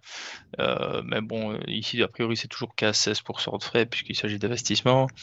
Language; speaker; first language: French; native; French